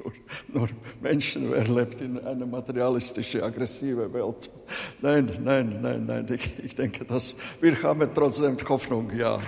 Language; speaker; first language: German; non-native, fluent; Latvian